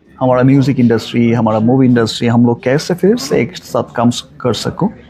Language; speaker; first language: Hindi; non-native, learner; Bangla